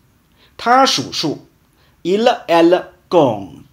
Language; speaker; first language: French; non-native, fluent; Chinese